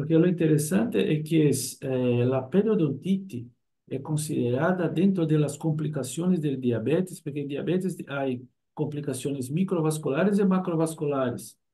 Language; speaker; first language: Spanish; non-native, fluent; Portuguese